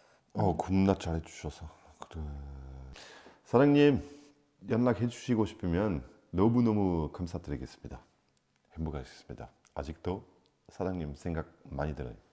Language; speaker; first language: Korean; non-native, fluent; French